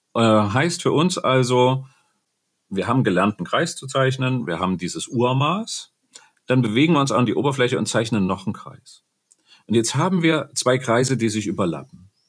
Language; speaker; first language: German; native; German